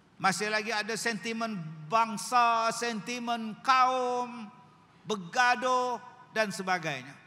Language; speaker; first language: Malay; native; Malay